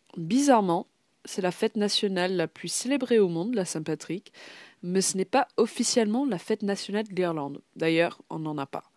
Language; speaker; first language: French; non-native, fluent; English